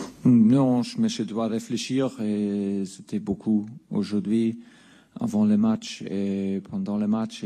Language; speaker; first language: French; non-native, fluent; German